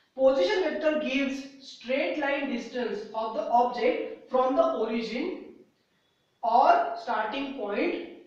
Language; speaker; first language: Hindi; native; Hindi